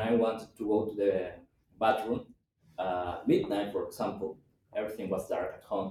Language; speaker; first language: English; non-native, fluent; Spanish